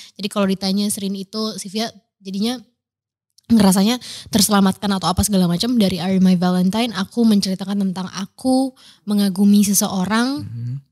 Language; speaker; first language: Indonesian; native; Indonesian